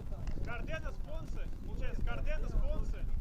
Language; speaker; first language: Russian; native; Russian